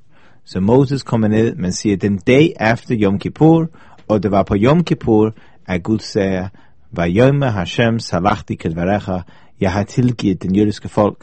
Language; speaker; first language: Danish; non-native, fluent; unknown